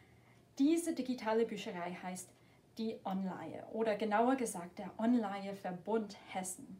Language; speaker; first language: German; non-native, fluent; English